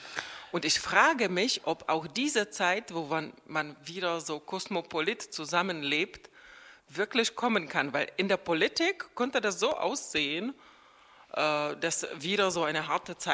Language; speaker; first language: German; non-native, fluent; Czech